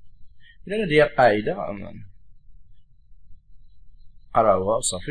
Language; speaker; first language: Arabic; native; Arabic